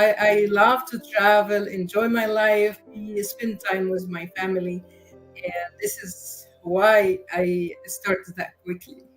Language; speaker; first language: English; non-native, learner; Arabic